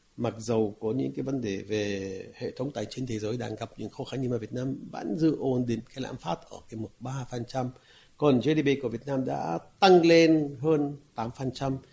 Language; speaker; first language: Vietnamese; non-native, fluent; Arabic